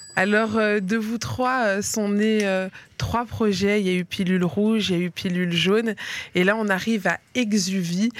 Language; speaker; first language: French; native; French